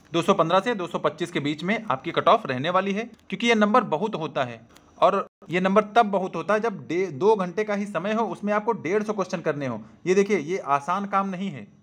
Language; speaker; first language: Hindi; native; Hindi